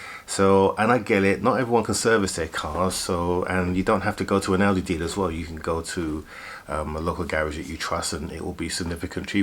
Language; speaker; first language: English; native; English